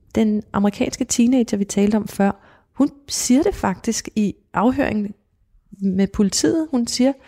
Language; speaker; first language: Danish; native; Danish